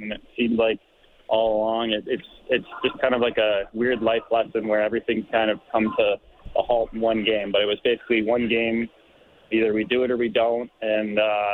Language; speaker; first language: English; native; English